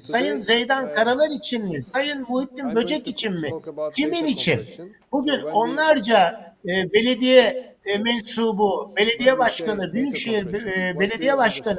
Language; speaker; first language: Turkish; native; Turkish